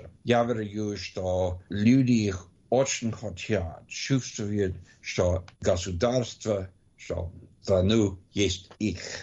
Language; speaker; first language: Russian; non-native, learner; English